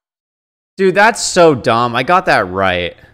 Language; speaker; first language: English; native; English